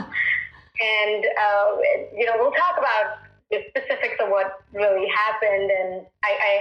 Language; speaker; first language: English; non-native, local second language; Punjabi